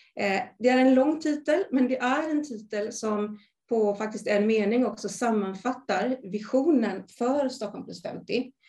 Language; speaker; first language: Swedish; native; Swedish